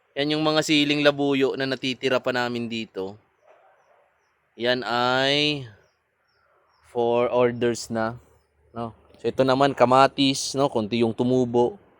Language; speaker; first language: Filipino; non-native, local second language; Bikol